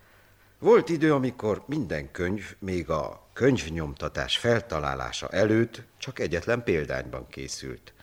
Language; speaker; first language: Hungarian; native; Hungarian